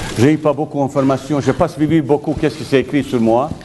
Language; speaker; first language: French; non-native, fluent; Bosnian